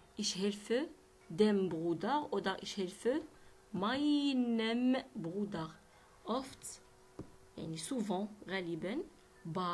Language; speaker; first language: German; non-native, learner; Arabic